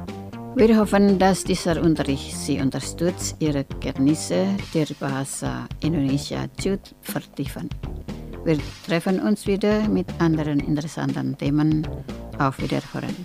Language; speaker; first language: German; non-native, fluent; Indonesian